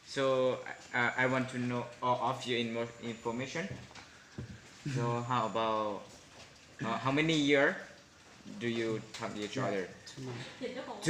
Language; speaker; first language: English; non-native, learner; Hmong